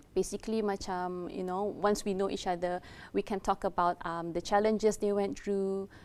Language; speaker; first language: English; non-native, local second language; Malay